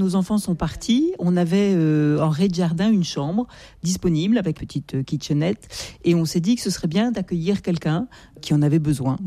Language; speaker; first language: French; native; French